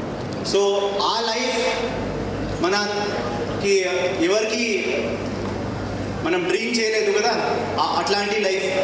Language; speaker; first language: Telugu; non-native, fluent; Hindi